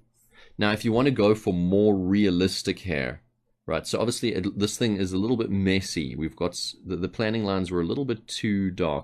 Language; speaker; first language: English; native; English